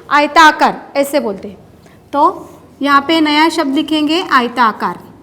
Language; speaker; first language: Hindi; non-native, local second language; Marathi